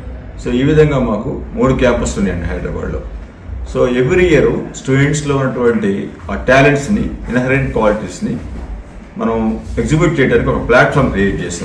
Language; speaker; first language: Telugu; native; Telugu